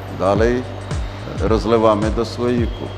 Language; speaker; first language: Polish; non-native, learner; Ukrainian